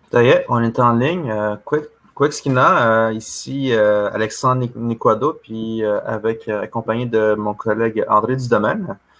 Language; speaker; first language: French; non-native, local second language; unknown